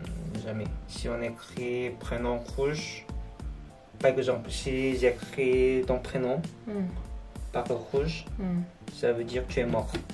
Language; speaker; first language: French; non-native, learner; Korean